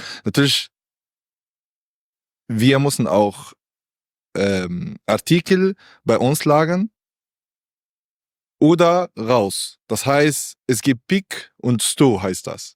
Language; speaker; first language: German; non-native, learner; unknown